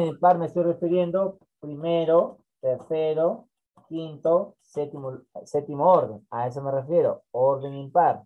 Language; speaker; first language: Spanish; native; Spanish